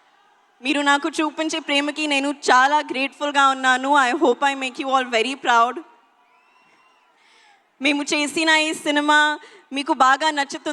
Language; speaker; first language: Telugu; non-native, learner; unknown